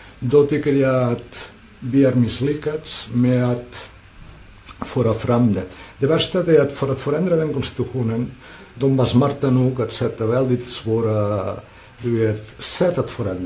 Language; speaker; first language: Swedish; non-native, fluent; Catalan